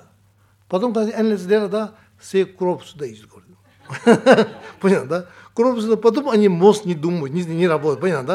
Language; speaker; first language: Russian; non-native, learner; Tibetan